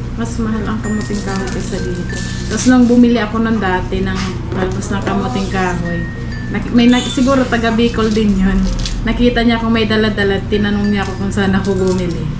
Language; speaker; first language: Filipino; native; Filipino